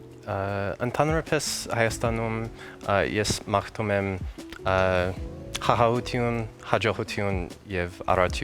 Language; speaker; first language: Armenian; non-native, learner; English